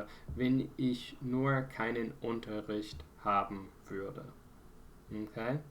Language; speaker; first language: German; non-native, fluent; English